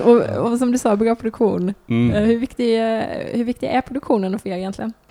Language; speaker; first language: Swedish; native; Swedish